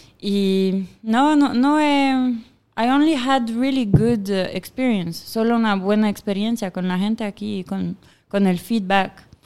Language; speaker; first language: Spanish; non-native, fluent; French